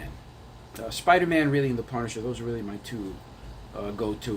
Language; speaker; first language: English; native; English